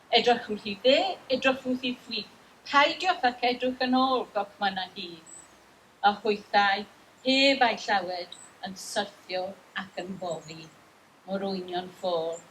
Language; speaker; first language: Welsh; non-native, learner; English